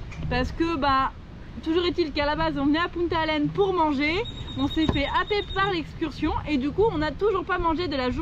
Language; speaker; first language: French; native; French